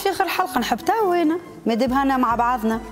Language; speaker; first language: Arabic; native; Arabic